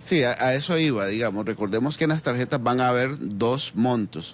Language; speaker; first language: Spanish; native; Spanish